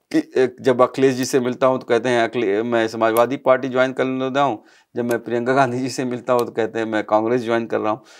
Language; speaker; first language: Hindi; native; Hindi